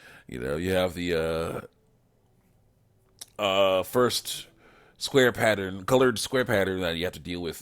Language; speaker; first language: English; native; English